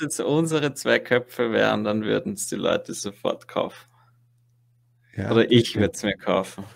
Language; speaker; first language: German; native; German